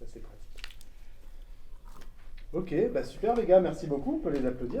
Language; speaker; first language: French; native; French